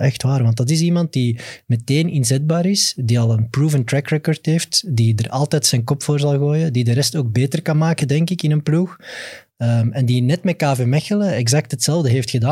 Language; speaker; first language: Dutch; native; Dutch